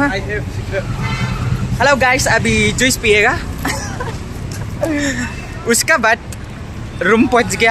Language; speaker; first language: Hindi; non-native, local second language; Khasi